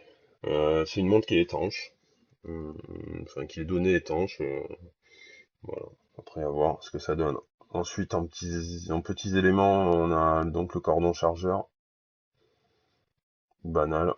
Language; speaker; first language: French; native; French